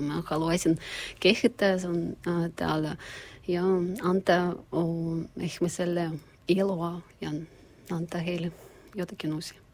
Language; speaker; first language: Finnish; non-native, learner; Russian